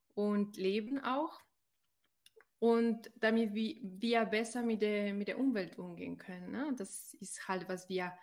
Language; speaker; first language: German; non-native, fluent; Spanish